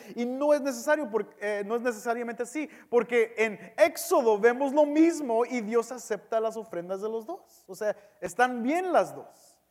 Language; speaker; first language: Spanish; early bilingual, heritage; Spanish